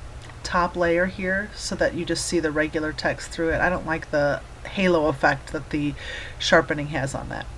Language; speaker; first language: English; native; English